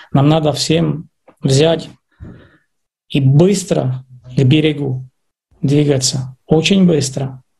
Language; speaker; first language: Russian; non-native, fluent; Czech